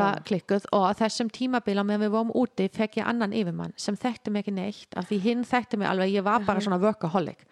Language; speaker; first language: Icelandic; non-native, fluent; German